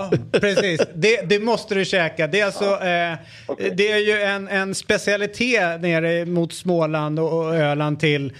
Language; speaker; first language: Swedish; native; Swedish